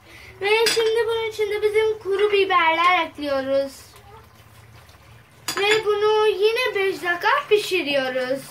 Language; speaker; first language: Turkish; non-native, learner; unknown